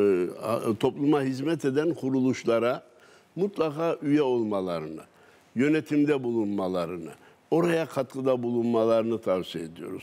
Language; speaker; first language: Turkish; native; Turkish